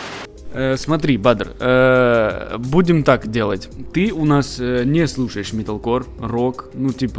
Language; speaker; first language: Russian; native; Russian